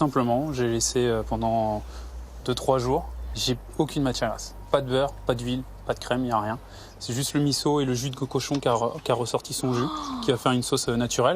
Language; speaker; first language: French; native; French